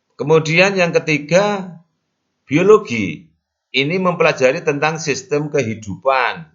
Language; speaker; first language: Indonesian; native; Indonesian